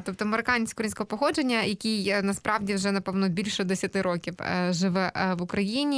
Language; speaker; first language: Ukrainian; native; Ukrainian